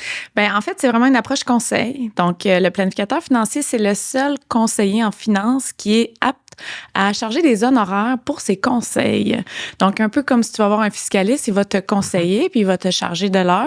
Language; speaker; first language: French; native; French